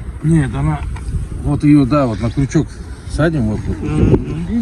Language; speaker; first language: Russian; native; Russian